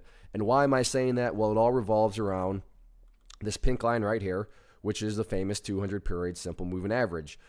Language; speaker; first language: English; native; English